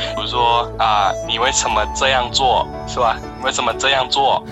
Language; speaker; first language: Chinese; non-native, fluent; Thai